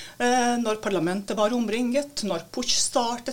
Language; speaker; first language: Norwegian; non-native, fluent; Latvian